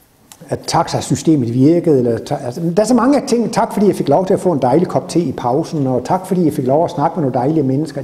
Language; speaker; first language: Danish; native; Danish